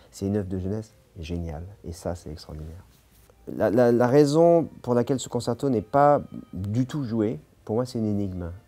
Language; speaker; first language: French; native; French